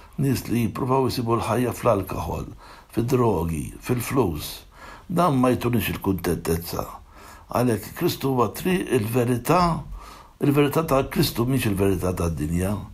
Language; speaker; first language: Maltese; native; Maltese